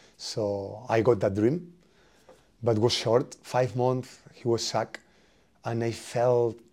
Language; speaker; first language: English; non-native, fluent; Spanish